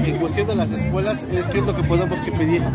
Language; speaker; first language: Spanish; native; Spanish